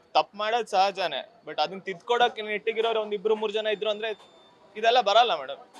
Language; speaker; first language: Kannada; non-native, local second language; Malayalam